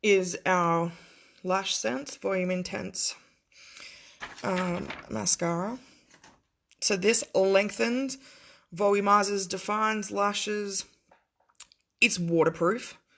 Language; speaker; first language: English; native; English